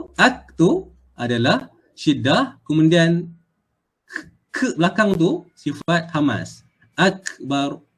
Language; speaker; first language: Malay; native; Malay